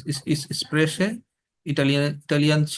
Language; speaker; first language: German; non-native, learner; Bangla